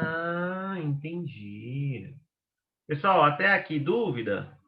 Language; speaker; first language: Portuguese; native; Portuguese